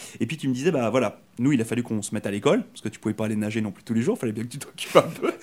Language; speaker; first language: French; native; French